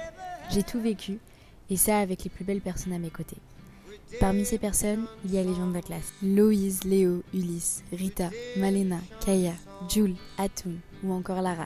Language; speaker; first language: French; native; French